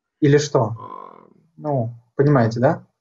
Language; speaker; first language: Russian; native; Russian